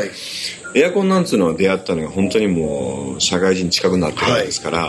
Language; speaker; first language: Japanese; native; Japanese